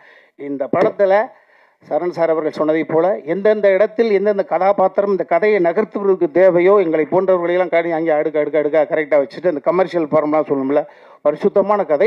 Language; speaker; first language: Tamil; native; Tamil